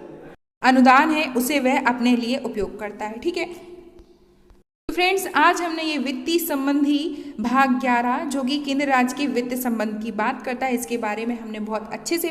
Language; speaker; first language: Hindi; native; Hindi